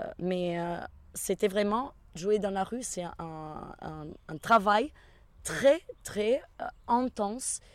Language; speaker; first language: French; non-native, fluent; Portuguese